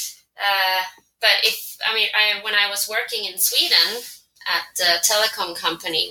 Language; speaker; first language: English; non-native, fluent; Swedish